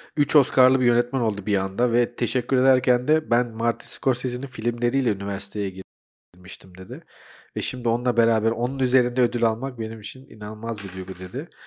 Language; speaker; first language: Turkish; native; Turkish